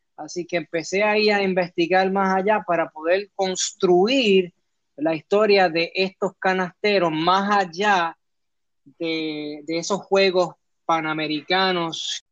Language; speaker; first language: Spanish; early bilingual, heritage; Spanish